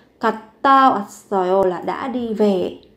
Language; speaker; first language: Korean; non-native, fluent; Vietnamese